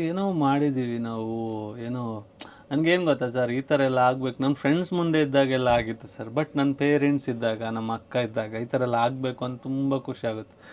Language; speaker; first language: Kannada; non-native, local second language; Tulu